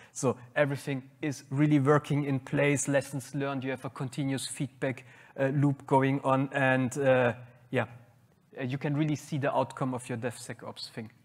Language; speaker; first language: English; non-native, fluent; German